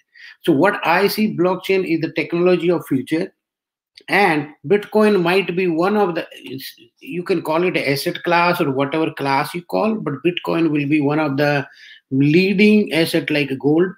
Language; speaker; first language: English; non-native, local second language; Hindi